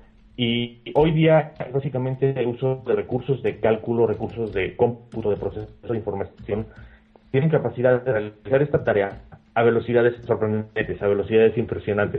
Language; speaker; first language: Spanish; native; Spanish